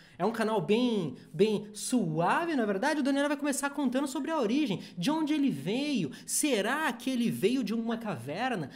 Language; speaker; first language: Portuguese; native; Portuguese